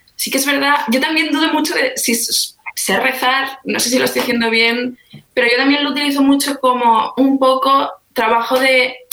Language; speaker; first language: Spanish; native; Spanish